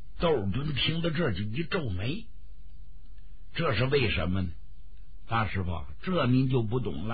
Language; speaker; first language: Chinese; native; Chinese